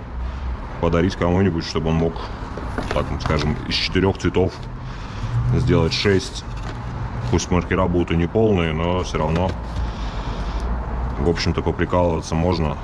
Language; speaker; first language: Russian; native; Russian